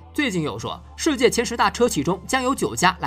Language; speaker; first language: Chinese; native; Chinese